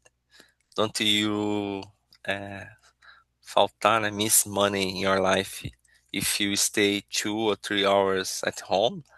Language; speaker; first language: English; non-native, learner; Portuguese